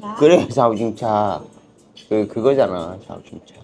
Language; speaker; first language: Korean; native; Korean